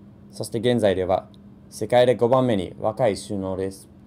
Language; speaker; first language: Japanese; non-native, fluent; English